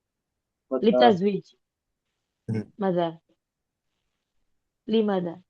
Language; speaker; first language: Arabic; non-native, learner; Indonesian